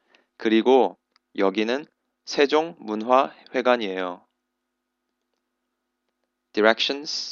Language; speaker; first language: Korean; non-native, fluent; English